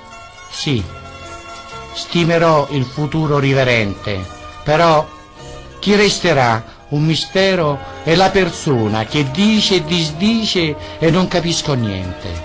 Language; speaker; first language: Italian; native; Italian